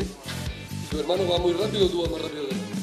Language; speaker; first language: Spanish; native; Spanish